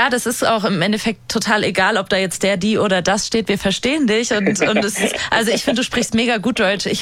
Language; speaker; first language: German; native; German